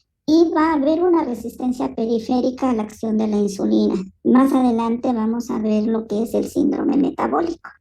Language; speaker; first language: Spanish; native; Spanish